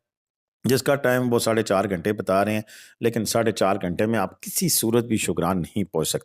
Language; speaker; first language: Hindi; non-native, local second language; Punjabi